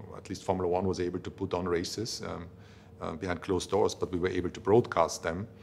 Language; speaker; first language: English; non-native, fluent; German